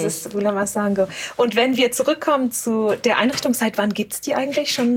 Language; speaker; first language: German; native; German